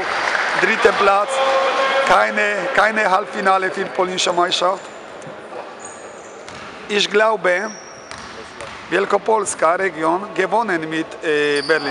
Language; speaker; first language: German; non-native, learner; Polish